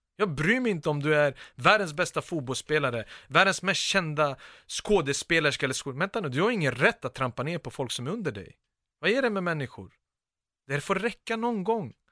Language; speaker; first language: Swedish; early bilingual, other home language; Bosnian